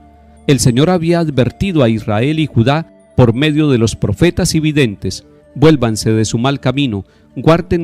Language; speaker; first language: Spanish; native; Spanish